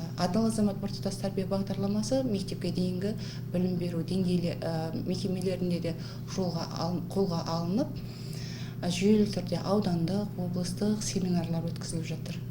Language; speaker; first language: Kazakh; native; Kazakh